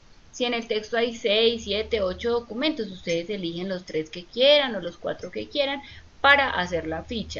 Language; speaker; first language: Spanish; native; Spanish